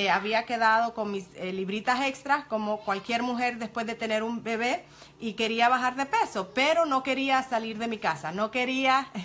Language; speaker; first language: Spanish; early bilingual, heritage; Spanish